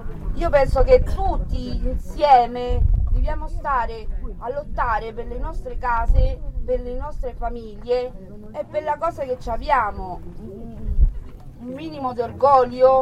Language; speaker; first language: Italian; early bilingual, other home language; Spanish